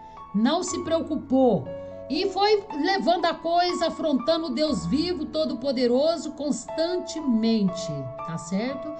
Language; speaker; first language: Portuguese; native; Portuguese